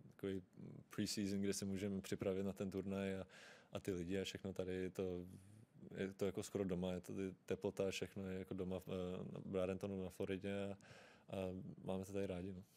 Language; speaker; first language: Czech; early bilingual, heritage; Czech